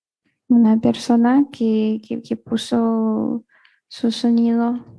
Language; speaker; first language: Spanish; non-native, fluent; Russian